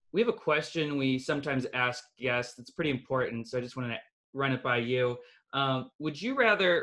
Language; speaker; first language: English; native; English